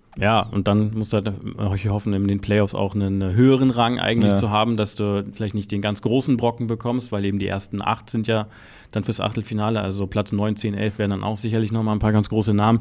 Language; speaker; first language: German; native; German